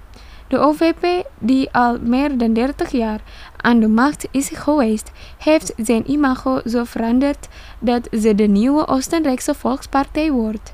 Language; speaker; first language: Dutch; non-native, fluent; Indonesian